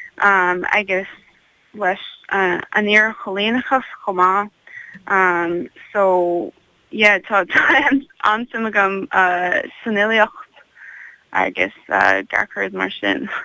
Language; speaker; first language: Irish; non-native, learner; English